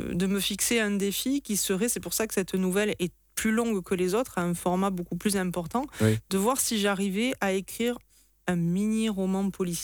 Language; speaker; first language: French; native; French